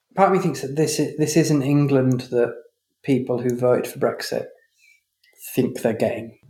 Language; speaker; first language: English; native; English